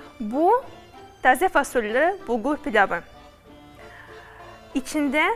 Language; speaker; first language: Turkish; non-native, fluent; Russian